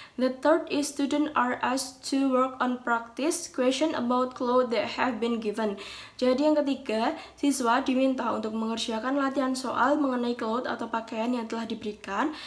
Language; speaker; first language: English; non-native, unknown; Indonesian